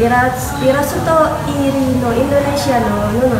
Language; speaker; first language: Japanese; non-native, learner; Indonesian